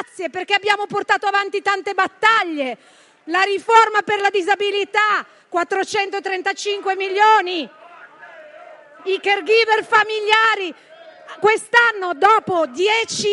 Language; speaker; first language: Italian; native; Italian